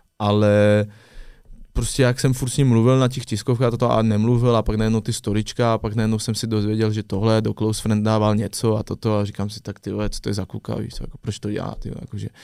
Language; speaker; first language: Czech; non-native, fluent; French